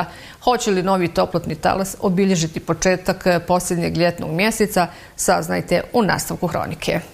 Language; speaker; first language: Serbian; native; Serbian